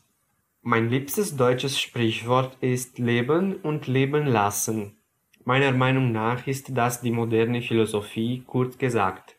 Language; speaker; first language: German; non-native, fluent; Romanian